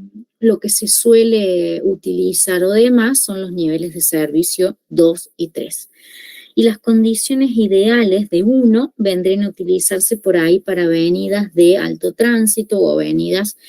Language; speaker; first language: Spanish; native; Spanish